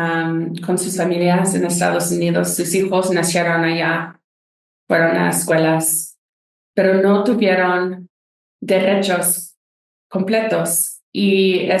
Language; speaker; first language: Spanish; non-native, fluent; English